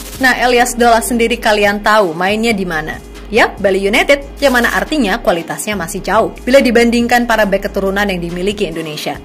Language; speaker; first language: Indonesian; native; Indonesian